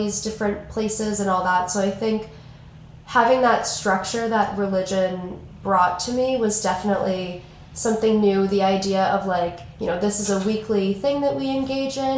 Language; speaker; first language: English; native; English